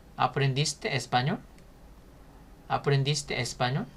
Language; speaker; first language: Spanish; non-native, fluent; Korean